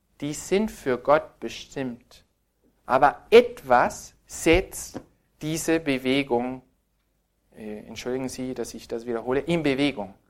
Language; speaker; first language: German; non-native, fluent; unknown